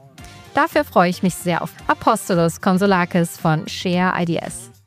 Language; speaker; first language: German; native; German